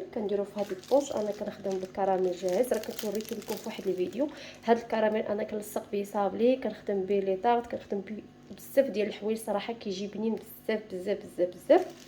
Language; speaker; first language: Arabic; native; Arabic